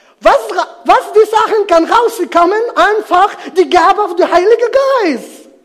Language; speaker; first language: German; non-native, learner; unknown